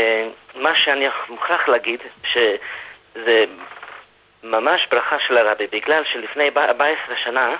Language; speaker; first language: Hebrew; non-native, fluent; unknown